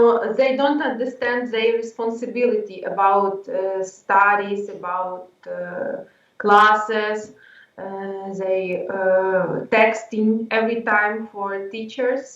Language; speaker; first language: English; non-native, learner; Ukrainian